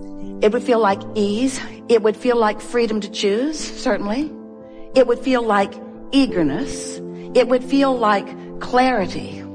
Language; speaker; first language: English; native; English